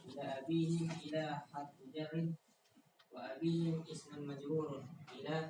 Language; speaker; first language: Arabic; non-native, learner; Indonesian